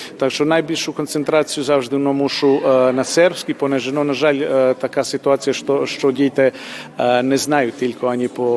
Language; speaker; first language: Ukrainian; early bilingual, heritage; Ukrainian